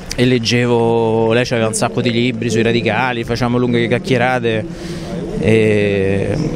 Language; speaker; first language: Italian; native; Italian